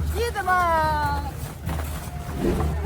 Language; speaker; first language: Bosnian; non-native, learner; Chinese